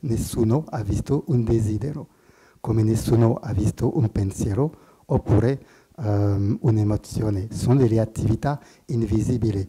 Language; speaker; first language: Italian; non-native, fluent; French